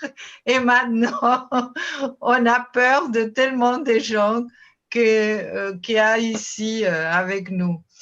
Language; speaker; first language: French; non-native, fluent; Portuguese